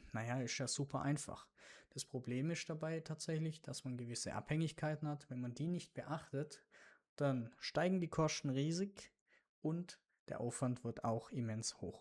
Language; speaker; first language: German; native; German